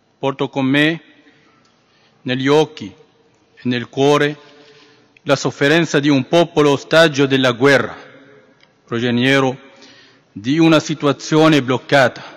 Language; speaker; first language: Italian; non-native, fluent; Arabic